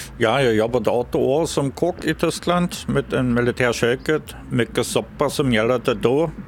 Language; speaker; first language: Swedish; non-native, fluent; German